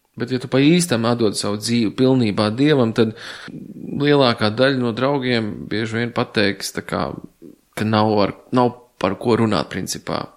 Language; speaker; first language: Latvian; native; Latvian